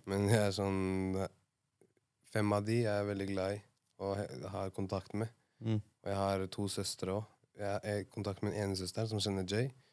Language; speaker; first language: Norwegian; native; Norwegian